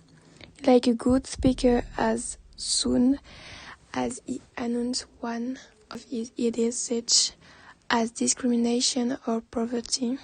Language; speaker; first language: English; non-native, learner; French